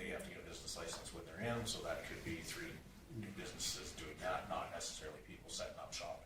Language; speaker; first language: English; native; English